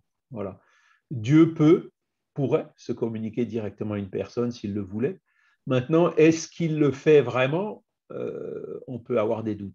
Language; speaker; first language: French; native; French